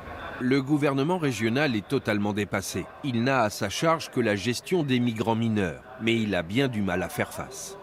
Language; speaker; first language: French; native; French